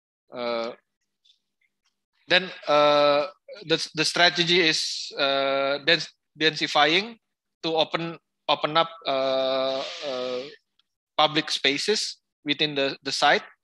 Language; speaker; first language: English; non-native, fluent; Indonesian